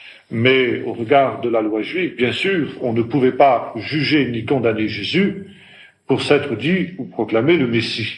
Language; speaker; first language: French; native; French